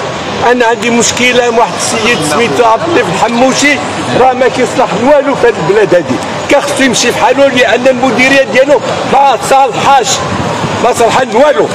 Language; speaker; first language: Arabic; native; Arabic